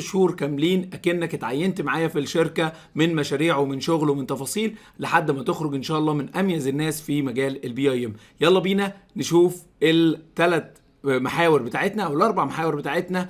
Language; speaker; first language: Arabic; native; Arabic